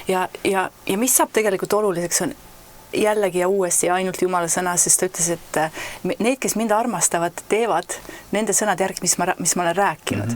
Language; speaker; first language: Estonian; native; Estonian